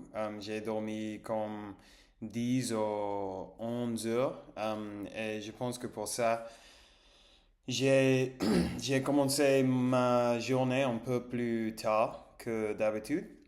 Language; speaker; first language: French; non-native, learner; English